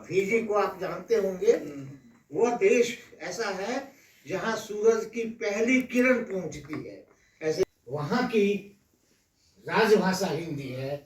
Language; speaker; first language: Hindi; native; Hindi